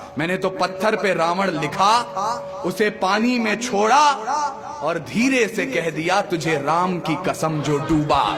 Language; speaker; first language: Hindi; native; Hindi